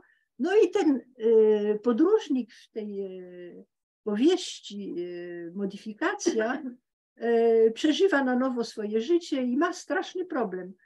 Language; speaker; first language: Polish; early bilingual, heritage; Polish